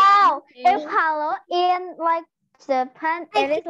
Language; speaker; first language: English; non-native, learner; Indonesian